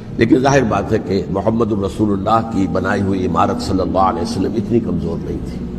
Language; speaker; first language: Urdu; native; Urdu